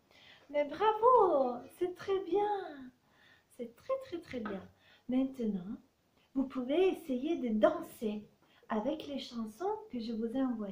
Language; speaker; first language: French; non-native, fluent; Italian